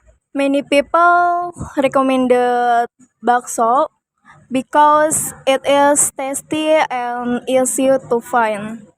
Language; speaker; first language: English; non-native, learner; Indonesian